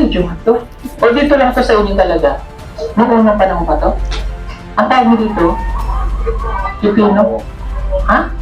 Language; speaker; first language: Filipino; non-native, local second language; Cebuano